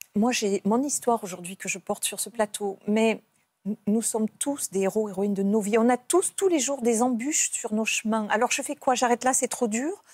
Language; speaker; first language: French; native; French